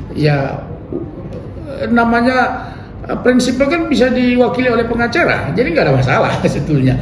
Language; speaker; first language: Indonesian; native; Indonesian